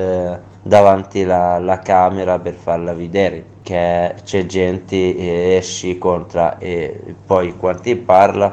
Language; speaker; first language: Italian; non-native, learner; Arabic